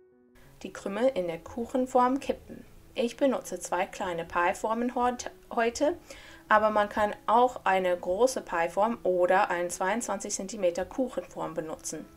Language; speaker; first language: German; non-native, fluent; English